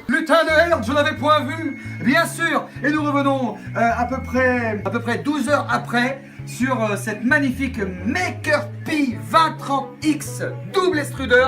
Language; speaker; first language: French; native; French